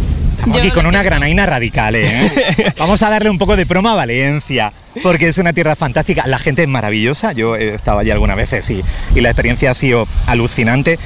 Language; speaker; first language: Spanish; native; Spanish